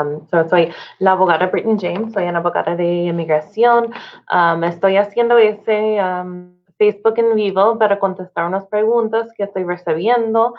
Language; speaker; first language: Spanish; non-native, learner; English